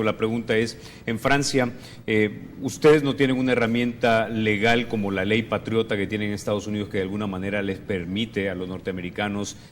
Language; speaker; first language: Spanish; native; Spanish